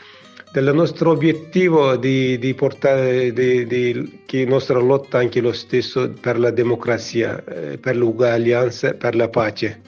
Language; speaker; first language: Italian; non-native, learner; Kurdish